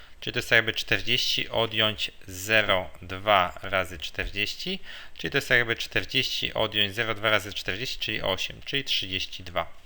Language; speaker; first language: Polish; native; Polish